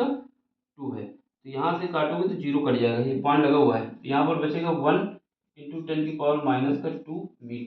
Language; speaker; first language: Hindi; native; Hindi